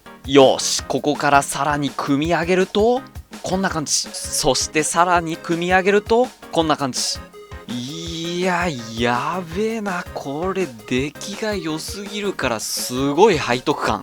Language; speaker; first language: Japanese; native; Japanese